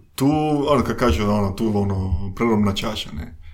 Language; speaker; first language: Croatian; non-native, fluent; Spanish